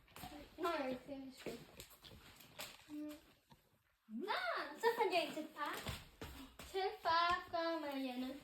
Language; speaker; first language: Danish; early bilingual, other home language; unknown